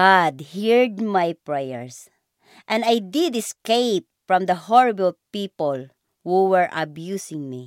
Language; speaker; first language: English; non-native, local second language; Cebuano